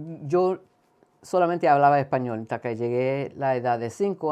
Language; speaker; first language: Spanish; early bilingual, heritage; Spanish